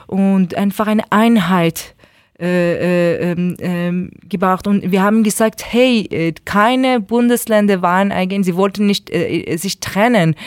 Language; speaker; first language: German; non-native, learner; Persian